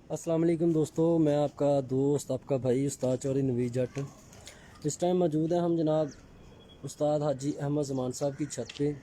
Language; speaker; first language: Urdu; non-native, local second language; Punjabi